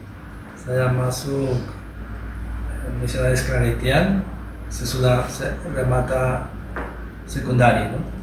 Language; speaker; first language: Indonesian; non-native, learner; Spanish